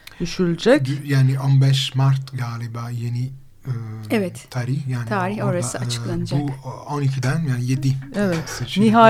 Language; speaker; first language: Turkish; non-native, fluent; Italian